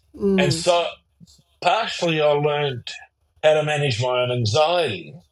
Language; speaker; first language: English; early bilingual, other home language; German